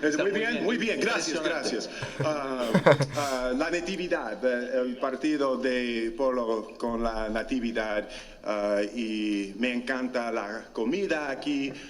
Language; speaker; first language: Spanish; non-native, learner; English